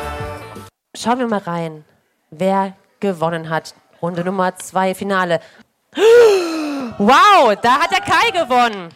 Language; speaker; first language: German; native; German